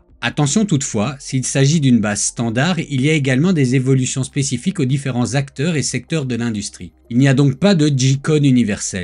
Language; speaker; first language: French; native; French